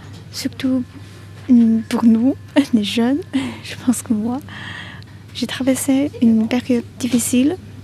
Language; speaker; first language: French; non-native, fluent; Chinese